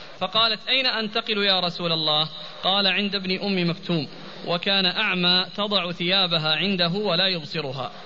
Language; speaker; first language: Arabic; native; Arabic